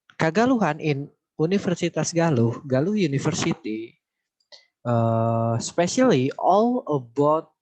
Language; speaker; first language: English; non-native, learner; Indonesian